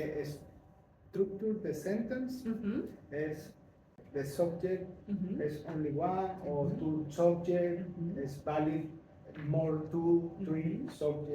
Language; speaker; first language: English; non-native, learner; Spanish